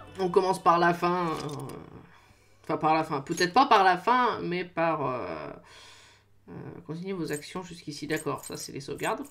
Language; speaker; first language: French; native; French